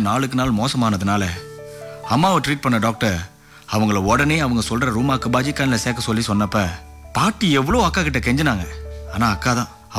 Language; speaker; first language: Tamil; early bilingual, heritage; Tamil